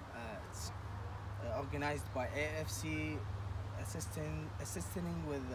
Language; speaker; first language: English; non-native, learner; Arabic